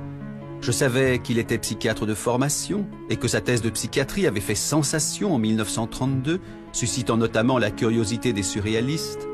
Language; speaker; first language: French; native; French